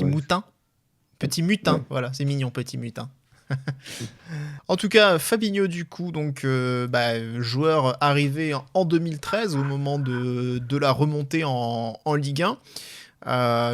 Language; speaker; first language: French; native; French